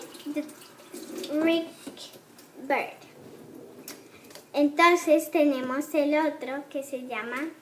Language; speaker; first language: Spanish; early bilingual, heritage; Spanish